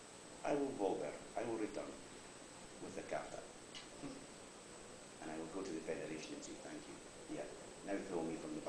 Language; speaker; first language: English; non-native, learner; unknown